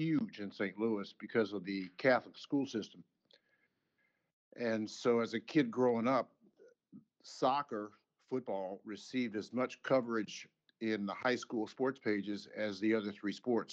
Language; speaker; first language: English; native; English